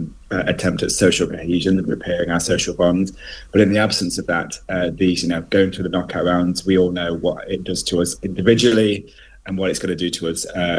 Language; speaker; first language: English; native; English